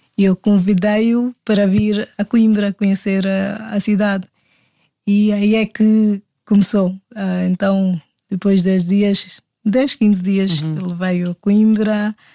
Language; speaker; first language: Portuguese; non-native, fluent; Hindi